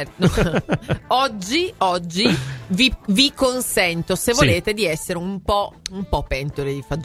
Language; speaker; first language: Italian; native; Italian